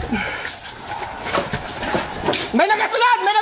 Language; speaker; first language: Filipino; non-native, local second language; Cebuano